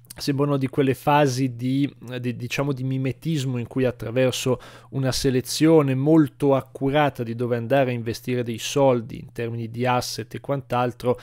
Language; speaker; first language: Italian; native; Italian